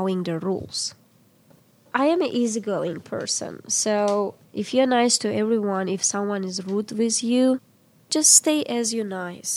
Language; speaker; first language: English; non-native, fluent; Uzbek